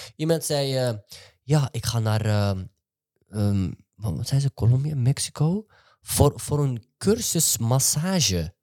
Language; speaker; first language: Dutch; native; Dutch